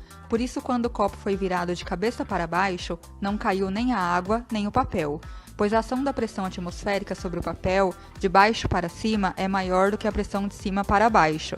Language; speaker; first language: Portuguese; native; Portuguese